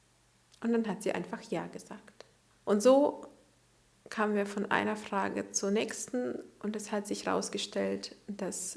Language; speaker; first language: German; early bilingual, other home language; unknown